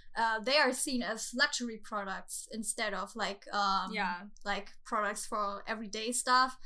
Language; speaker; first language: English; non-native, fluent; German